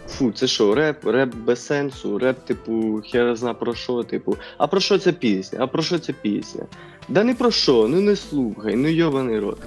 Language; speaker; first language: Ukrainian; non-native, local second language; Russian